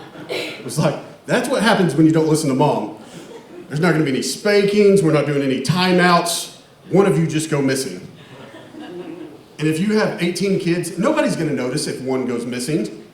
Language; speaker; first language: English; native; English